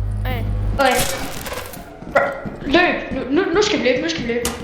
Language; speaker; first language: Danish; native; Danish